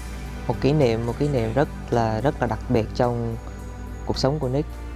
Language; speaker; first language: Vietnamese; early bilingual, heritage; Vietnamese